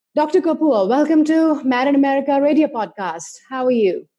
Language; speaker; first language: English; non-native, local second language; Hindi